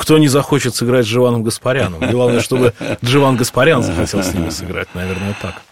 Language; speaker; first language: Russian; native; Russian